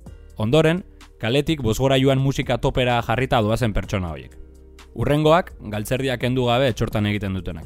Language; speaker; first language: Basque; native; Basque